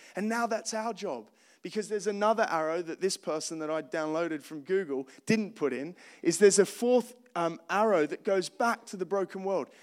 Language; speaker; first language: English; native; English